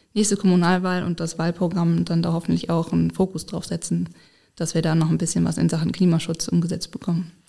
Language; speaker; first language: German; native; German